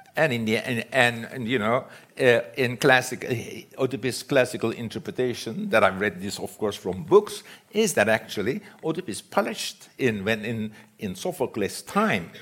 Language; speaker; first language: English; non-native, fluent; Turkish